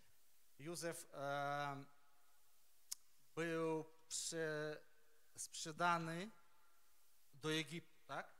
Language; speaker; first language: Polish; non-native, learner; Ukrainian